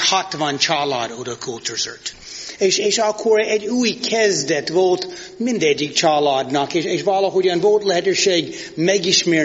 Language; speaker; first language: Hungarian; non-native, fluent; English